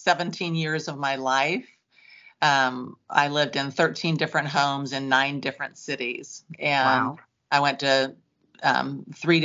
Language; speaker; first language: English; native; English